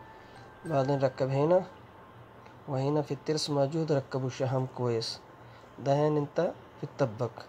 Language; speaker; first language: Arabic; non-native, learner; Urdu